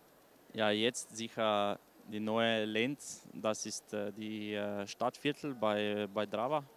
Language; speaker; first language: German; non-native, learner; Slovenian